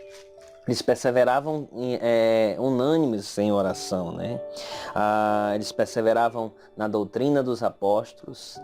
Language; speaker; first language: Portuguese; native; Portuguese